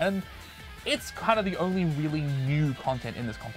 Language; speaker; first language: English; native; English